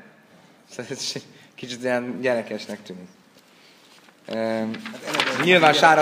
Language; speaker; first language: Hungarian; native; Hungarian